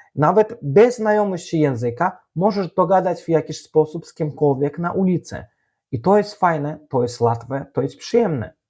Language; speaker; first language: Polish; non-native, fluent; Azerbaijani